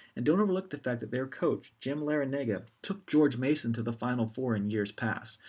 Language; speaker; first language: English; native; English